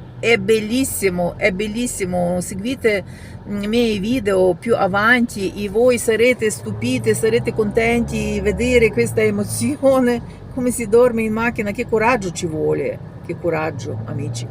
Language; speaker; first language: Italian; non-native, fluent; Ukrainian